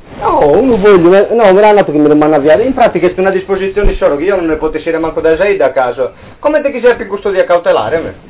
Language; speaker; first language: Italian; native; Italian